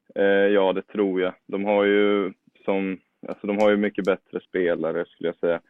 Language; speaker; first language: Swedish; native; Swedish